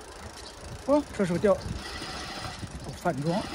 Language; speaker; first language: Chinese; native; Chinese